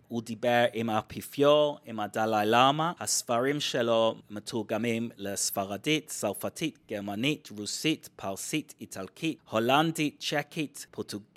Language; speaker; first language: Hebrew; non-native, fluent; English